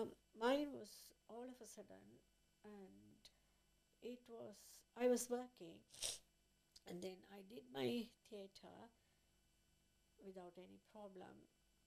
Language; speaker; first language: English; non-native, local second language; Tamil